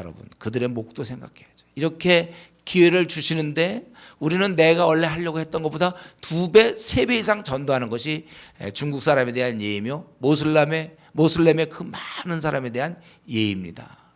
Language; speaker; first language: Korean; native; Korean